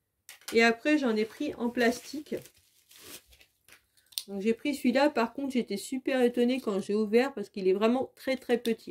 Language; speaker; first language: French; native; French